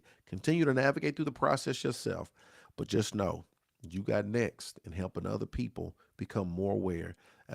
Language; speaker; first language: English; native; English